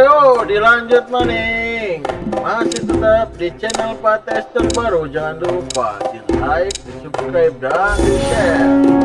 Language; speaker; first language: Indonesian; native; Indonesian